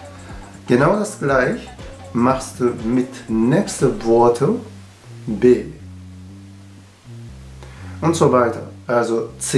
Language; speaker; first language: German; non-native, learner; Japanese